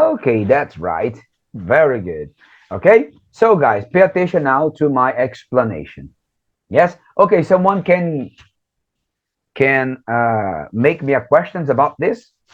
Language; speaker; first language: English; non-native, fluent; Portuguese